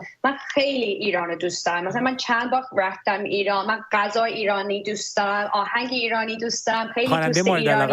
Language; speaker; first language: Persian; early bilingual, heritage; Persian